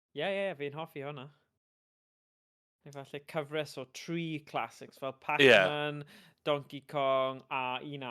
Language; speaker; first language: Welsh; native; Welsh